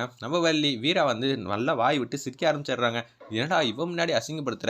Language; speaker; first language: Tamil; native; Tamil